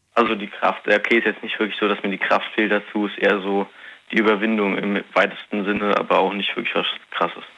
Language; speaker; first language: German; native; German